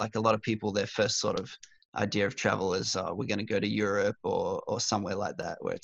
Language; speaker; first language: English; native; English